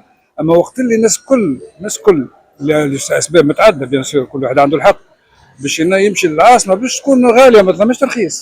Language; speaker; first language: Arabic; native; Arabic